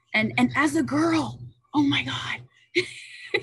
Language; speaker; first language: English; native; English